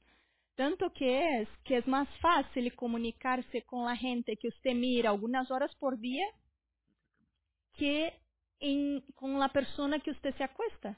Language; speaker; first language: Spanish; non-native, fluent; Portuguese